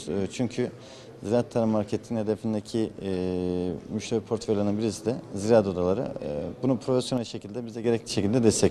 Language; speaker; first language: Turkish; native; Turkish